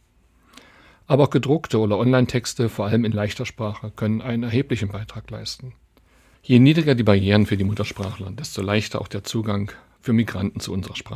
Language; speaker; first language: German; native; German